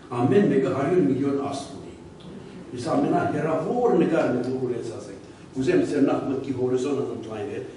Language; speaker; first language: Armenian; early bilingual, heritage; Armenian